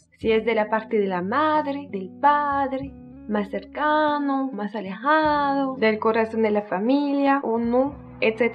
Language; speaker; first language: Spanish; non-native, learner; French